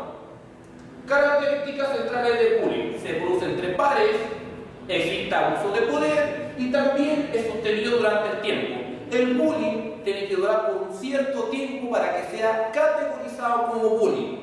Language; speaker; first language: Spanish; native; Spanish